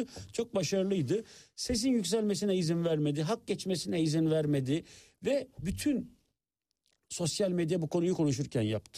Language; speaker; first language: Turkish; native; Turkish